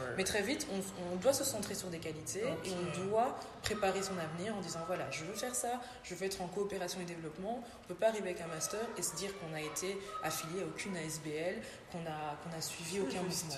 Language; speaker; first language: French; native; French